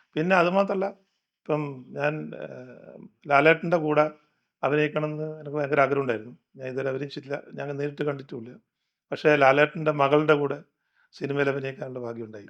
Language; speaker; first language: Malayalam; native; Malayalam